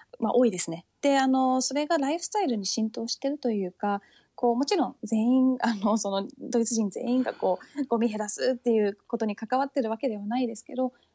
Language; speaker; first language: Japanese; early bilingual, heritage; Japanese